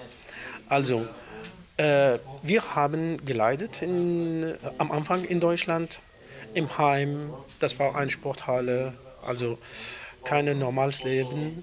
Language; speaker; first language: German; non-native, fluent; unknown